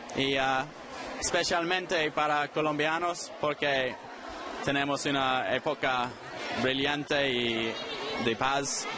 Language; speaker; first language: Spanish; non-native, learner; English